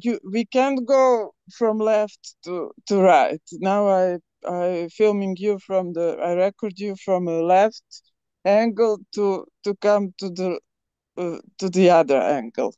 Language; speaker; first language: English; non-native, learner; Serbian